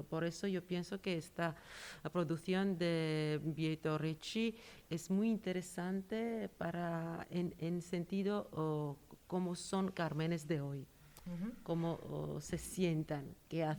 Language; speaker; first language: Spanish; non-native, fluent; Georgian